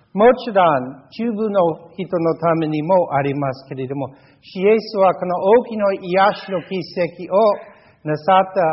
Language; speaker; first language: Japanese; non-native, fluent; English